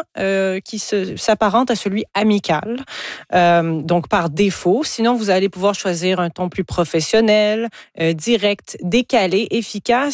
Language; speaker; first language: French; native; French